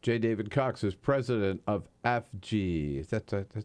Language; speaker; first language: English; native; English